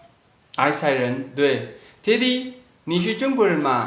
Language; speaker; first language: Chinese; non-native, fluent; Amharic